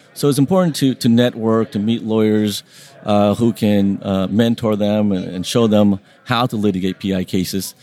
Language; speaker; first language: English; early bilingual, other home language; Vietnamese